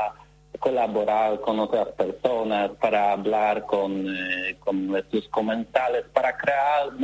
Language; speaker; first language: Spanish; non-native, learner; Polish